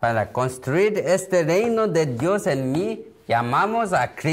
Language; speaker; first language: Spanish; non-native, learner; Korean